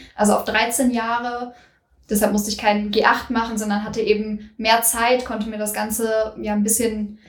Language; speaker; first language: German; native; German